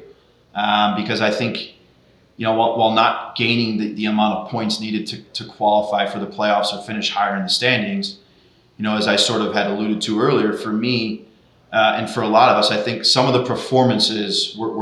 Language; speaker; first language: English; native; English